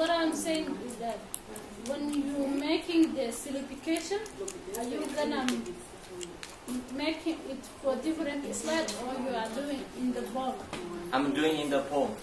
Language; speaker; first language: English; non-native, learner; Chinese